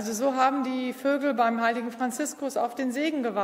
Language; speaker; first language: German; native; German